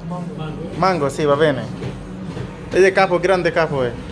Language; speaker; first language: Italian; non-native, learner; Bangla